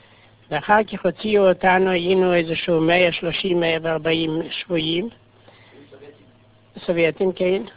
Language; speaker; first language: Hebrew; non-native, fluent; Yiddish